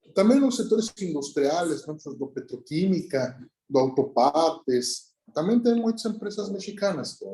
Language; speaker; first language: Portuguese; non-native, learner; Spanish